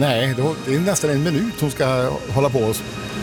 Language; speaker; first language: Swedish; native; Swedish